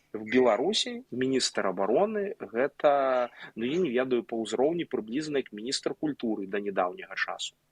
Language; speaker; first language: Belarusian; non-native, local second language; Russian